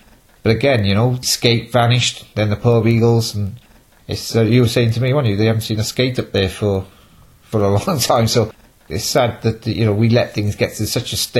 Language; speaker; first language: English; native; English